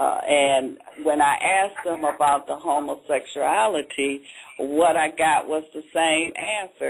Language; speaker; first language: English; native; English